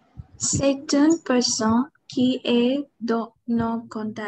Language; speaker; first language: French; non-native, learner; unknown